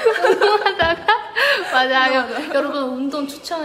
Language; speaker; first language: Korean; non-native, learner; Tibetan